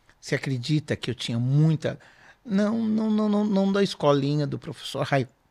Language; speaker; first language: Portuguese; native; Portuguese